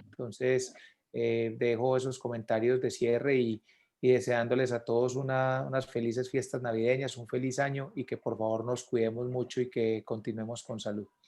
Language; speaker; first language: Spanish; native; Spanish